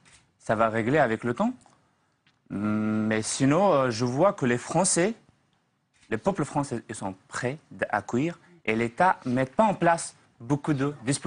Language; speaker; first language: French; non-native, learner; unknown